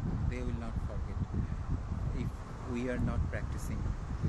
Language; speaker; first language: English; non-native, learner; Bangla